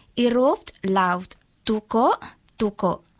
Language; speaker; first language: German; non-native, learner; Filipino